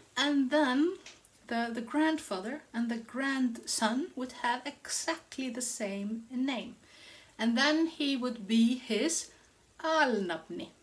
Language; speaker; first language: English; non-native, fluent; Icelandic